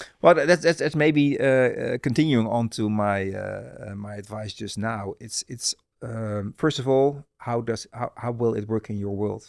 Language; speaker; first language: English; non-native, fluent; Dutch